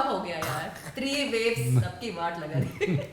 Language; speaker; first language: Hindi; non-native, local second language; Telugu